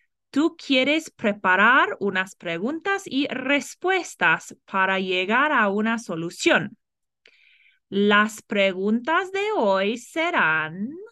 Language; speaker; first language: Spanish; non-native, fluent; English